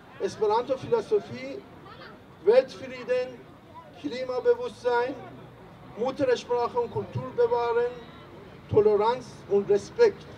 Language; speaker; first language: German; non-native, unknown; Persian